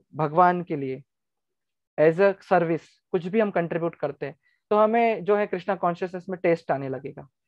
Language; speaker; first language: Hindi; non-native, local second language; Gujarati